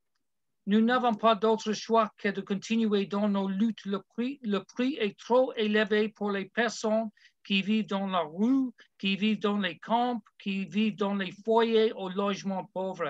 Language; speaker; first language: French; non-native, learner; English